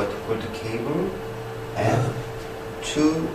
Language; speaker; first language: English; non-native, learner; Korean